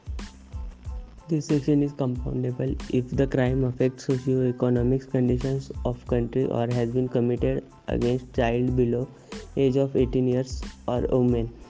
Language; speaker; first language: English; non-native, local second language; Marathi